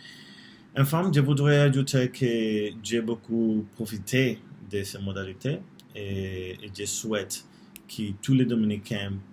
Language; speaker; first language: French; non-native, learner; Spanish